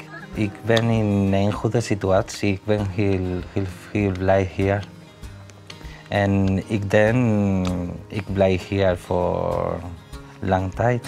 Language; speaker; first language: Dutch; non-native, learner; Spanish